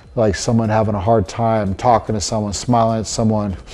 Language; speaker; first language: English; native; English